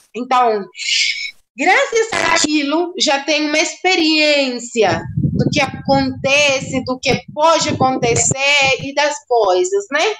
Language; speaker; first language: Portuguese; non-native, fluent; Spanish